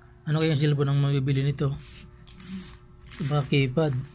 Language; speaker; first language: Filipino; non-native, local second language; Bikol